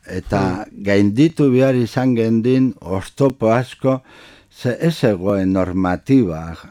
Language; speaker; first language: Basque; non-native, local second language; Spanish